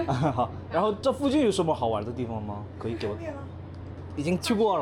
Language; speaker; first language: Chinese; non-native, fluent; Korean